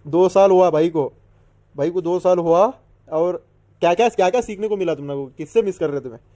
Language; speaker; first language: Hindi; non-native, local second language; Urdu